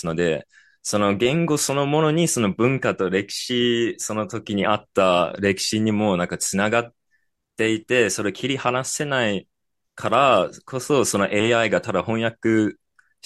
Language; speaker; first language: Japanese; non-native, fluent; English